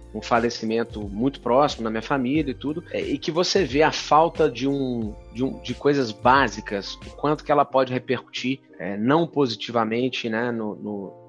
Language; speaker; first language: Portuguese; native; Portuguese